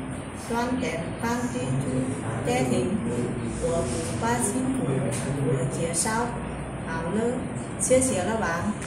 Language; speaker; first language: Chinese; non-native, learner; Vietnamese